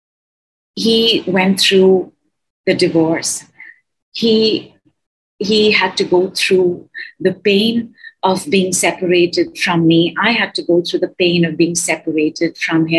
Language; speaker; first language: English; non-native, local second language; Hindi